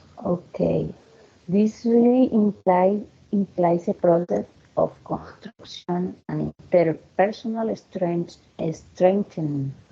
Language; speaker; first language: English; non-native, learner; Spanish